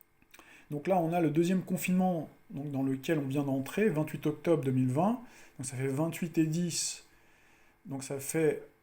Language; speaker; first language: French; native; French